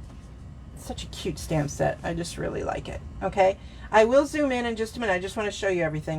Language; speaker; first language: English; native; English